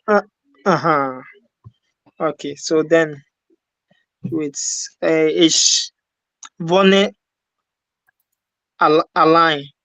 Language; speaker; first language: German; non-native, learner; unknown